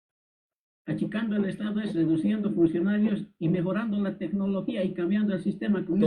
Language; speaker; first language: Spanish; native; Spanish